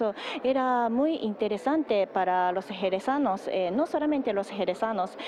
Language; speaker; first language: Spanish; non-native, learner; Japanese